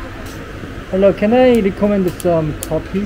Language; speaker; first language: English; non-native, learner; Korean